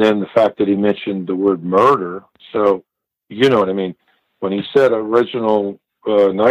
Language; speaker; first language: English; native; English